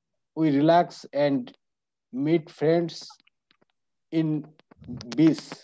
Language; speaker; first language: English; non-native, learner; Bangla